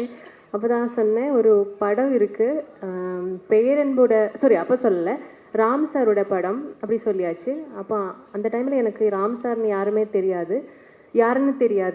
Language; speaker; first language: Tamil; non-native, learner; Malayalam